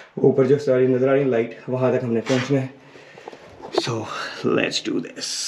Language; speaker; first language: Urdu; non-native, local second language; Punjabi